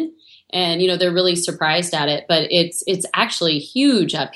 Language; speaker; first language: English; native; English